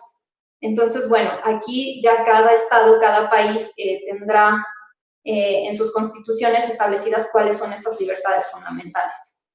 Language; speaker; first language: Spanish; native; Spanish